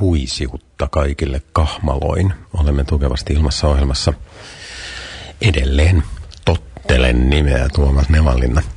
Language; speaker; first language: Finnish; native; Finnish